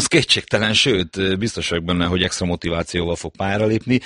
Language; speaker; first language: Hungarian; native; Hungarian